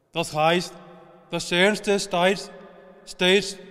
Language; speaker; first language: German; non-native, fluent; Hindi